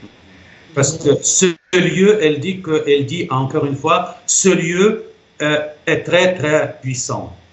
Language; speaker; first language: French; non-native, fluent; Russian